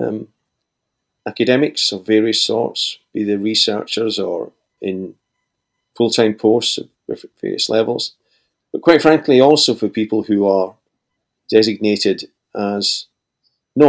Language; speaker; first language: English; native; English